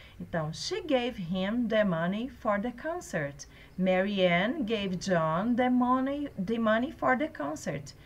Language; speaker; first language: English; non-native, fluent; Portuguese